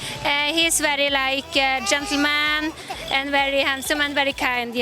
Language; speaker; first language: English; non-native, learner; Norwegian